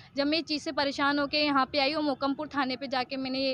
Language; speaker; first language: Hindi; native; Hindi